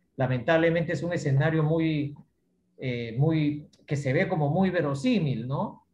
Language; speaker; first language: Spanish; native; Spanish